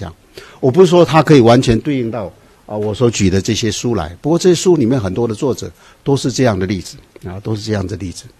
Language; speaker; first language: Chinese; native; Chinese